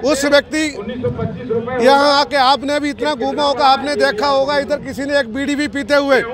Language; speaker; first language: Hindi; non-native, local second language; Malayalam